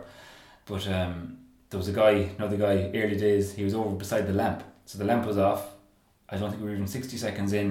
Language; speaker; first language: English; native; English